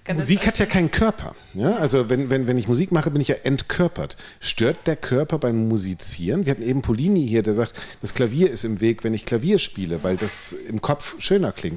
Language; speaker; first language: German; native; German